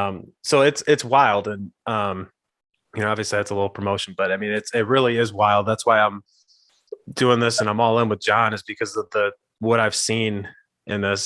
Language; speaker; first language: English; native; English